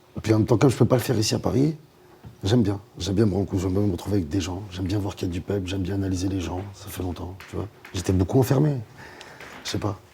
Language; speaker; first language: French; native; French